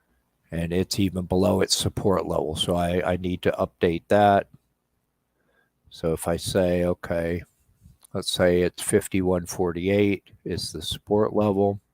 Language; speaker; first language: English; native; English